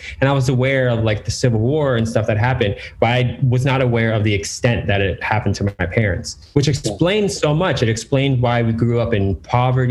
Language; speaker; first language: English; native; English